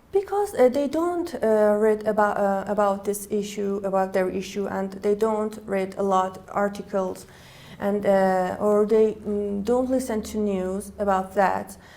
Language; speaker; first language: English; non-native, learner; Persian